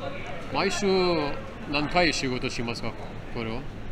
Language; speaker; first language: Japanese; non-native, learner; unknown